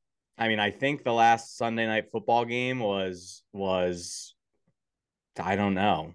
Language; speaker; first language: English; native; English